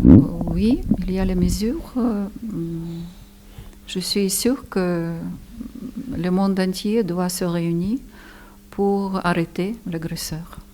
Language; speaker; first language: French; non-native, fluent; Ukrainian